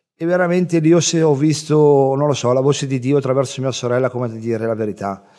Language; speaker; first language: Italian; native; Italian